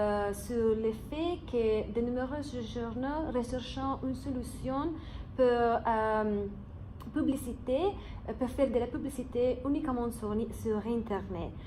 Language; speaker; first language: French; non-native, fluent; English